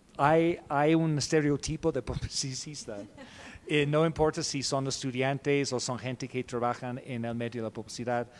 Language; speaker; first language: Spanish; non-native, fluent; English